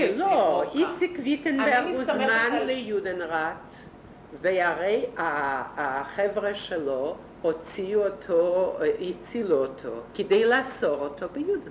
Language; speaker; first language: Hebrew; non-native, fluent; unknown